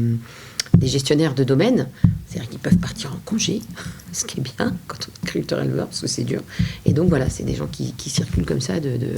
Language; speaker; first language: French; native; French